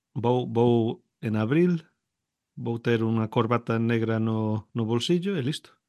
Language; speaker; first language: Galician; early bilingual, heritage; Galician